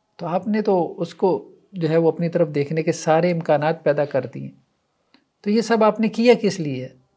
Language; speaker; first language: Urdu; native; Urdu